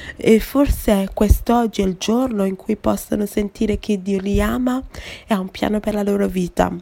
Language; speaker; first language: Italian; non-native, fluent; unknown